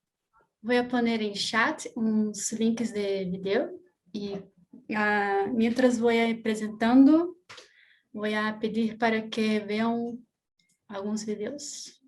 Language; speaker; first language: Spanish; non-native, learner; Portuguese